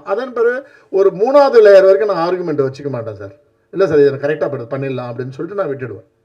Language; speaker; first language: Tamil; native; Tamil